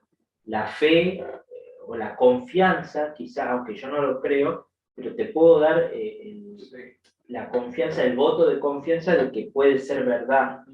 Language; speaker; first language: Spanish; native; Spanish